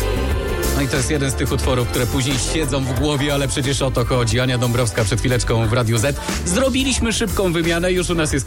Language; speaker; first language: Polish; native; Polish